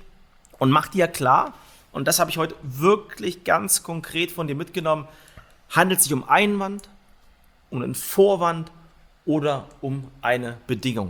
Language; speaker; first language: German; native; German